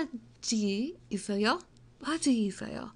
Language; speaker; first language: Korean; non-native, learner; English